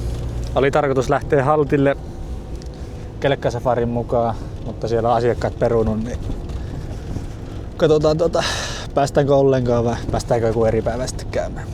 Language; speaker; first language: Finnish; native; Finnish